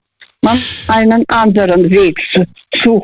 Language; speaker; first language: German; early bilingual, heritage; Russian